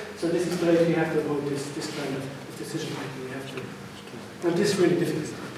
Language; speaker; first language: English; non-native, fluent; Luxembourgish